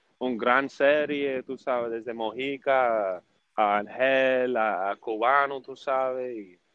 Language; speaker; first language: Spanish; early bilingual, heritage; English